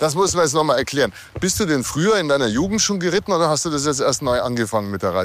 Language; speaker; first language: German; native; German